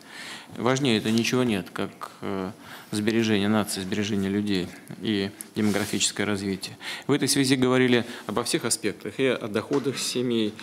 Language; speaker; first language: Russian; native; Russian